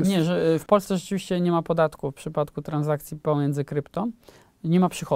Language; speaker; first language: Polish; native; Polish